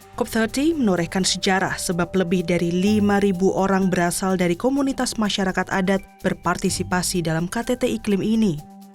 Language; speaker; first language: Indonesian; native; Indonesian